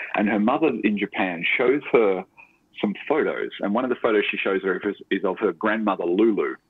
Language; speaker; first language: English; native; English